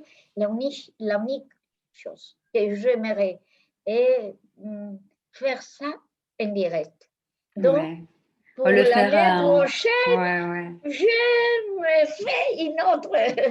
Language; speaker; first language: French; non-native, fluent; Spanish